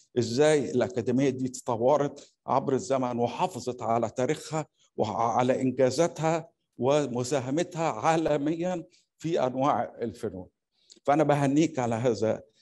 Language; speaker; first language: Arabic; native; Arabic